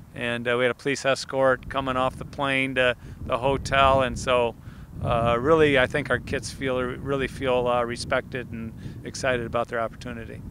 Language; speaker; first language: English; native; English